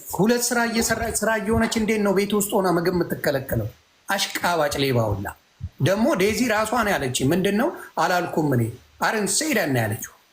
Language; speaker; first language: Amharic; non-native, local second language; Tigrinya